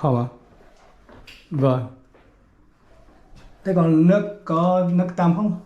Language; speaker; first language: Vietnamese; non-native, fluent; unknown